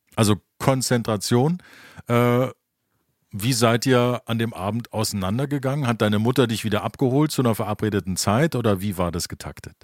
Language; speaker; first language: German; native; German